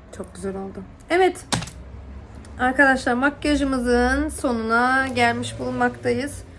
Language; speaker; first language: Turkish; early bilingual, heritage; Turkish